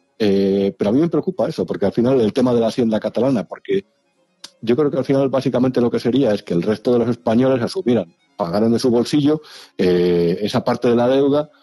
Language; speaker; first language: Spanish; native; Spanish